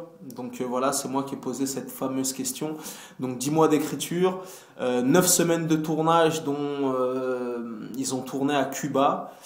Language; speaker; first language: French; native; French